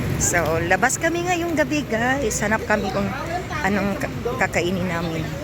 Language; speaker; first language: Filipino; non-native, local second language; Cebuano